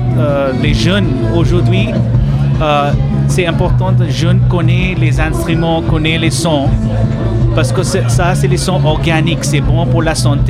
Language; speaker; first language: French; non-native, learner; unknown